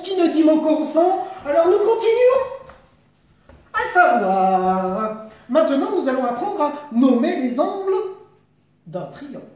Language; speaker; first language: French; native; French